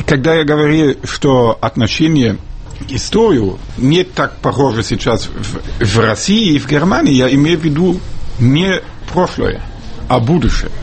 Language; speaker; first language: Russian; non-native, fluent; German